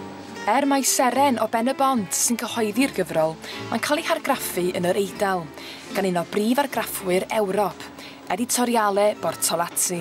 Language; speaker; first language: Welsh; native; Welsh